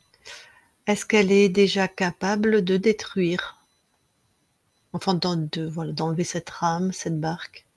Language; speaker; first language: French; native; French